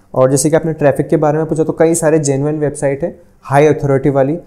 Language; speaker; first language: Hindi; non-native, local second language; Urdu